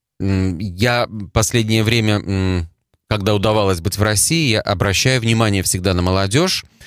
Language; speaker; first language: Russian; native; Russian